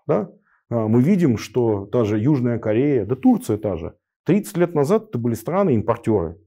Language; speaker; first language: Russian; native; Russian